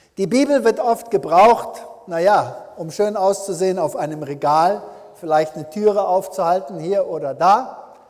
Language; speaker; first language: German; early bilingual, heritage; German